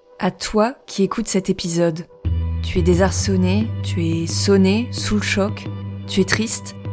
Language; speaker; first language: French; native; French